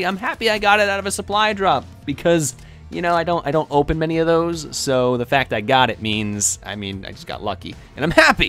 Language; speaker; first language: English; native; English